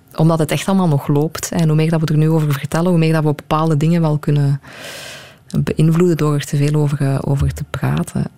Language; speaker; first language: Dutch; native; Dutch